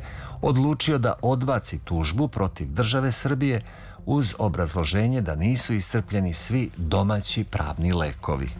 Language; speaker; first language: Serbian; native; Serbian